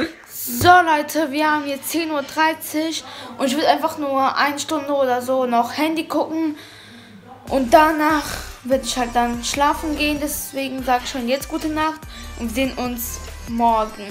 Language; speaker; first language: German; early bilingual, other home language; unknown